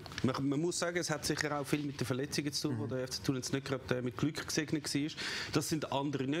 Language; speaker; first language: German; native; German